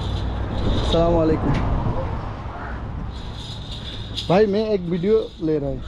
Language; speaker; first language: Hindi; non-native, learner; Bangla